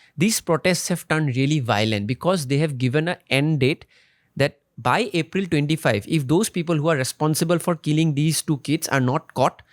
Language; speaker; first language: English; non-native, local second language; Assamese